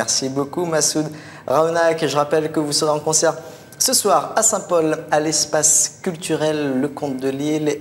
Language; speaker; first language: French; native; French